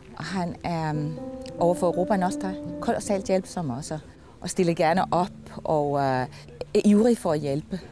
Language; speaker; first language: Danish; native; Danish